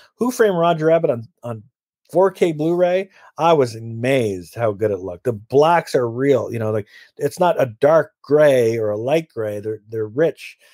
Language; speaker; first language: English; native; English